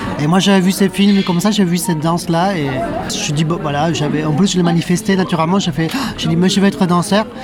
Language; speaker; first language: French; non-native, fluent; Spanish